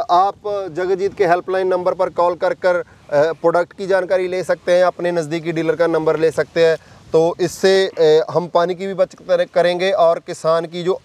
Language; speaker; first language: Hindi; non-native, local second language; Punjabi